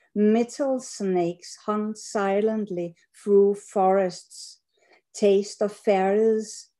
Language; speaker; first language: English; non-native, fluent; Danish